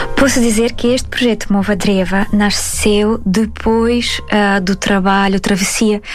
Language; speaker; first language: Portuguese; non-native, fluent; Russian